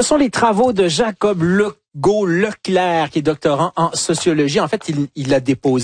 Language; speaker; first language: French; native; French